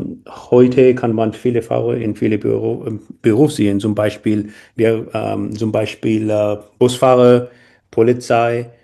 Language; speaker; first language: German; non-native, learner; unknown